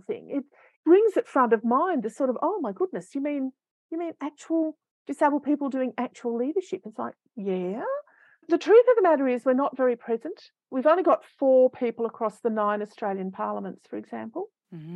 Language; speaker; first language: English; native; English